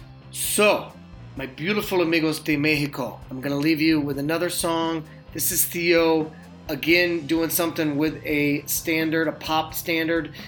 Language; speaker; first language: English; native; English